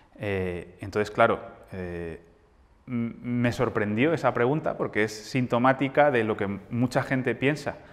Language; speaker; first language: Spanish; native; Spanish